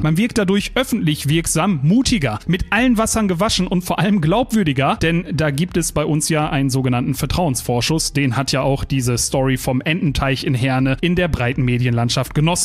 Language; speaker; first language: German; native; German